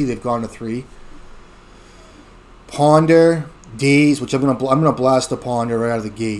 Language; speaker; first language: English; native; English